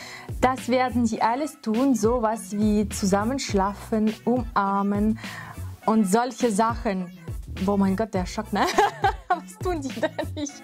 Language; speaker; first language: German; non-native, fluent; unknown